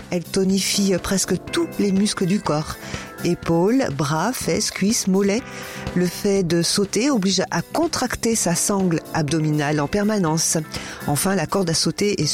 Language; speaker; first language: French; native; French